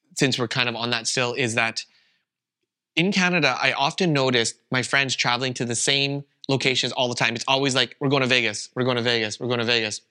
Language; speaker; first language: English; non-native, fluent; Vietnamese